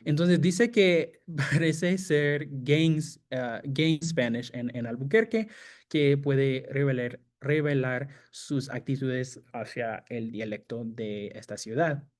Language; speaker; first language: Spanish; non-native, fluent; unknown